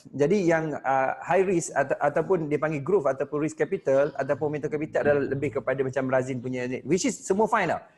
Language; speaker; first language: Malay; native; Malay